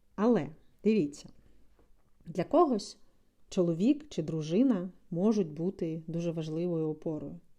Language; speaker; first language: Ukrainian; non-native, local second language; Russian